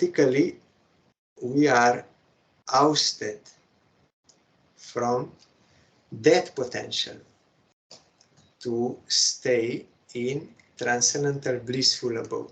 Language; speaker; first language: English; non-native, fluent; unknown